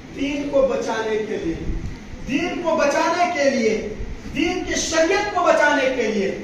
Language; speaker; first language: Urdu; native; Urdu